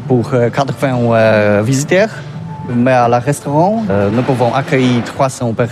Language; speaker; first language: French; non-native, learner; Polish